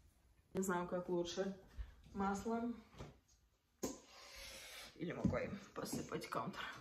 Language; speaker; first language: Russian; early bilingual, heritage; Russian